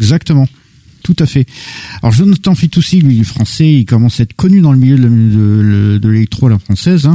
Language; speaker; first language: French; native; French